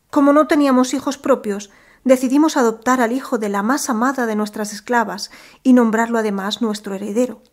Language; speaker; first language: Spanish; native; Spanish